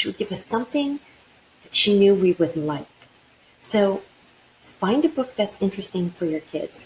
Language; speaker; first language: English; native; English